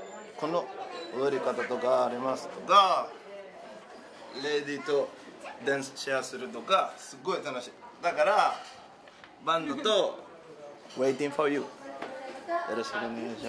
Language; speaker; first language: Japanese; non-native, learner; Spanish